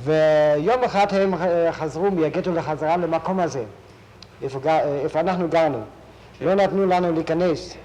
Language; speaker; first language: Hebrew; non-native, fluent; German